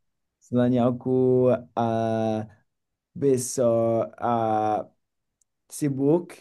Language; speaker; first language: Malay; non-native, learner; English